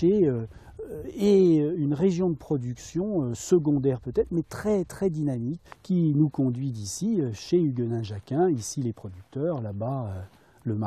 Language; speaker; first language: French; native; French